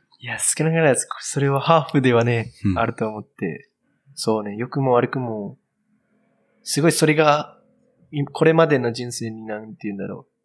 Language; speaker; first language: Japanese; native; Japanese